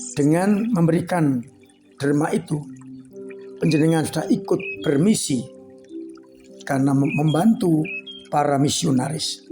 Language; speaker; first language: Indonesian; non-native, local second language; Javanese